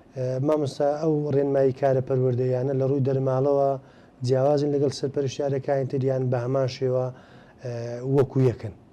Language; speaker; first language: Central Kurdish; native; Central Kurdish